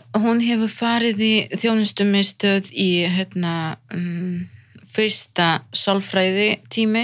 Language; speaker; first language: Icelandic; non-native, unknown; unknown